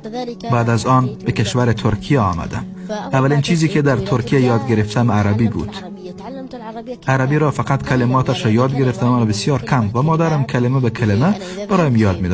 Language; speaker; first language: Persian; early bilingual, heritage; Persian